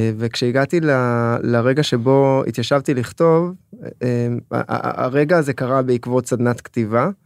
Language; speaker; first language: Hebrew; early bilingual, other home language; French